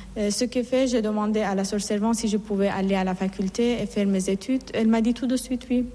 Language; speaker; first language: French; non-native, fluent; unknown